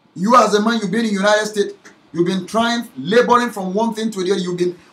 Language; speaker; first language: English; non-native, local second language; Yoruba